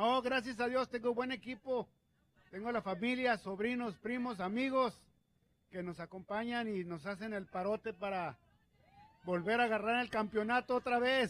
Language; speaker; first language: Spanish; native; Spanish